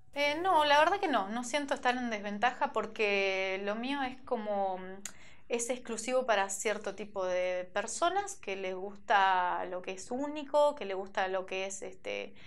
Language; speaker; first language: Spanish; native; Spanish